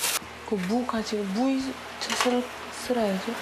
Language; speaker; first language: Korean; non-native, learner; Uzbek